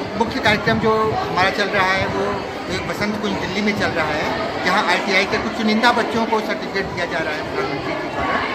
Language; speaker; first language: Hindi; native; Hindi